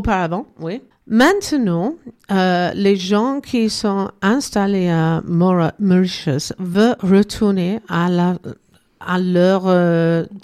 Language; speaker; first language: French; non-native, learner; English